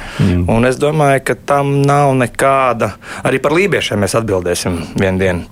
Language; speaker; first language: Latvian; native; Latvian